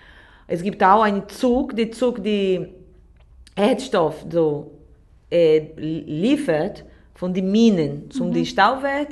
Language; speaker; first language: German; non-native, learner; Portuguese